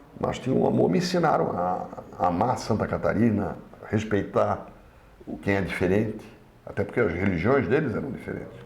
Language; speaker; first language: Portuguese; native; Portuguese